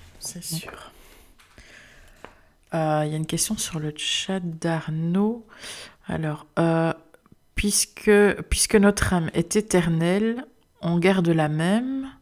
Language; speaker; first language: French; native; French